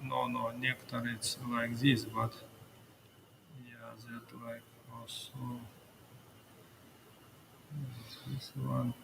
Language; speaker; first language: English; non-native, learner; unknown